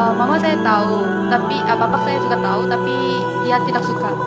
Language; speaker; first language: Indonesian; non-native, learner; Korean